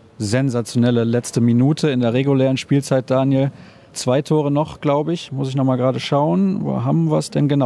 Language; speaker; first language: German; native; German